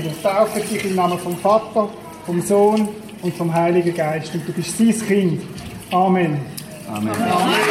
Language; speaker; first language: German; native; German